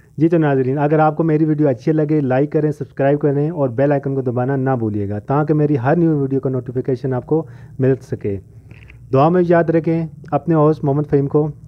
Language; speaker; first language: Urdu; non-native, local second language; Punjabi